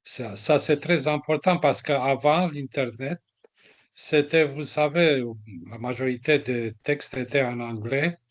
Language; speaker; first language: French; non-native, fluent; Romanian